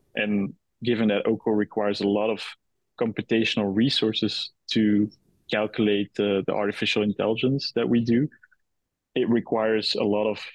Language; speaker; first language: English; non-native, fluent; Dutch